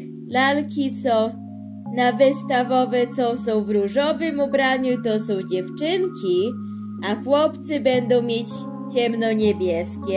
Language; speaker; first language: Polish; early bilingual, heritage; Polish